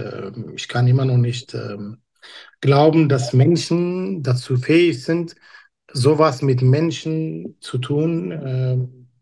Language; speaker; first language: German; non-native, fluent; Kurdish